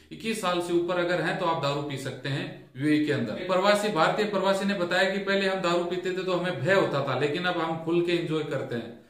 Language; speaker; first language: Hindi; native; Hindi